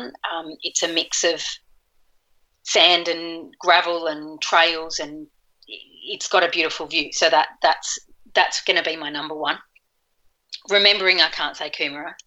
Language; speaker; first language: English; native; English